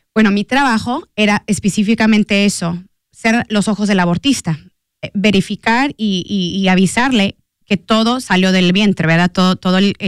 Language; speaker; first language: Spanish; early bilingual, heritage; Spanish